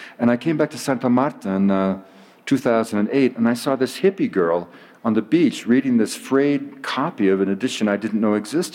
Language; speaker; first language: English; native; English